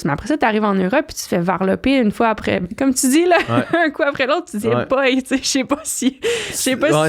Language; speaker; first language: French; native; French